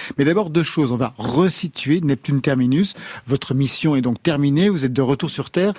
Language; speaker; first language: French; native; French